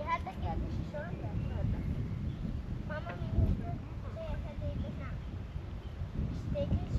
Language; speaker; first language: Icelandic; early bilingual, heritage; Icelandic